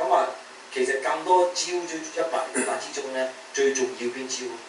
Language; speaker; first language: Cantonese; early bilingual, heritage; Cantonese